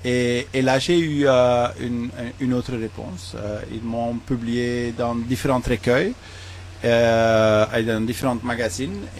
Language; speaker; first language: French; non-native, local second language; Dutch